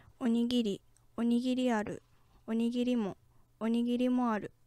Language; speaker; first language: Japanese; native; Japanese